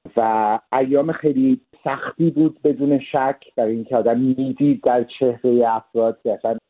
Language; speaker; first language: Persian; early bilingual, heritage; Persian